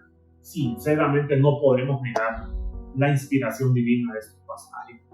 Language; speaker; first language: Spanish; native; Spanish